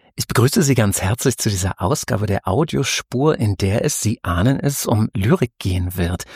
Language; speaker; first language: German; native; German